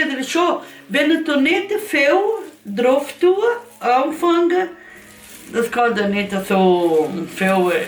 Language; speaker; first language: German; non-native, learner; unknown